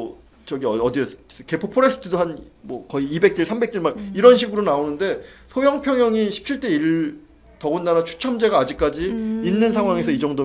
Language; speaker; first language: Korean; native; Korean